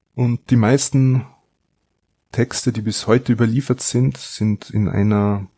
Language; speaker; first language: German; native; German